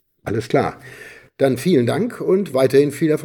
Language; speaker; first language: German; native; German